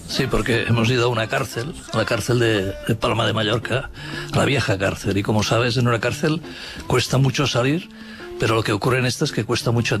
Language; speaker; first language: Spanish; native; Spanish